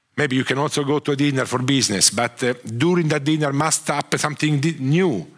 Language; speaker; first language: English; non-native, fluent; Italian